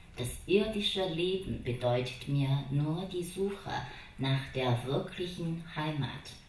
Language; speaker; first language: German; non-native, fluent; Chinese